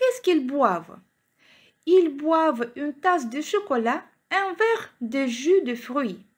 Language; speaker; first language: French; non-native, fluent; Ukrainian